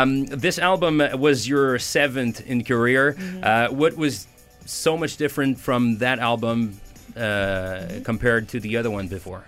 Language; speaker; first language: English; non-native, fluent; French